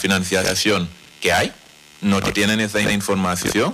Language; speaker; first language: Spanish; non-native, fluent; Wolof